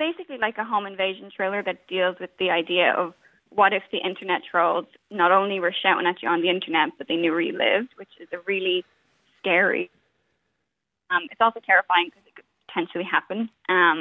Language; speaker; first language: English; native; English